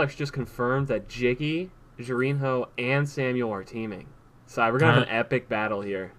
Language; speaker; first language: English; native; English